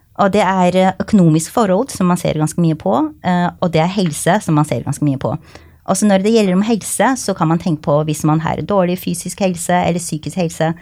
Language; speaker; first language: Norwegian; non-native, fluent; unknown